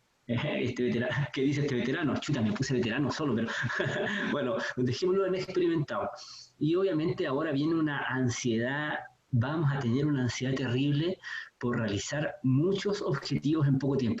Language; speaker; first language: Spanish; native; Spanish